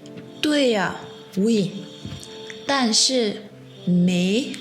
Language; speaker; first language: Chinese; non-native, fluent; French